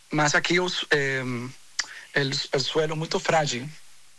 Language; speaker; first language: Portuguese; non-native, fluent; Spanish